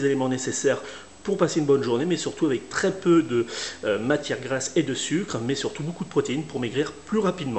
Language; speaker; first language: French; native; French